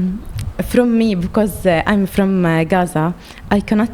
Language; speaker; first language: English; non-native, learner; Arabic